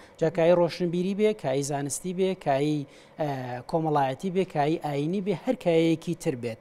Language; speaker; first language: Central Kurdish; native; Central Kurdish